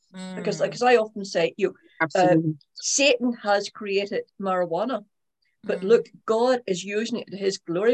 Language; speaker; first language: English; native; English